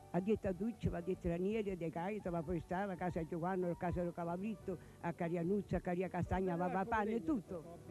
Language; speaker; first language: Italian; native; Italian